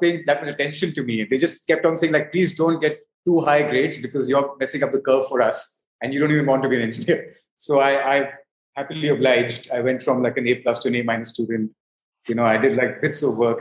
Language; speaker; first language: English; non-native, local second language; Hindi